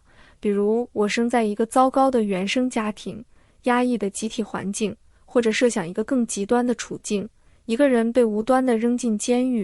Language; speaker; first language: Chinese; native; Chinese